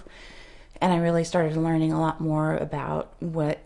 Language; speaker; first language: English; native; English